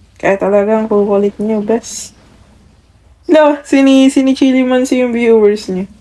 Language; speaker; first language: Filipino; native; Filipino